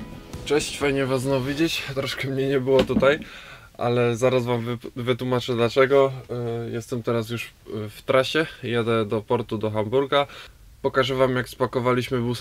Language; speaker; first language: Polish; native; Polish